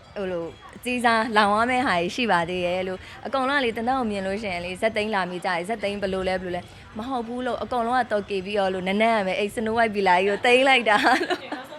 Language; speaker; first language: Burmese; native; Burmese